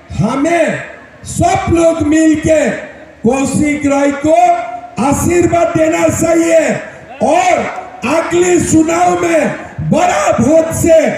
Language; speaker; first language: Hindi; non-native, local second language; Assamese